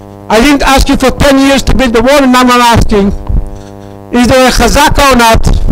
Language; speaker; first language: English; non-native, learner; Hebrew